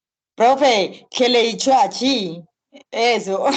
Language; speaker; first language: Spanish; native; Spanish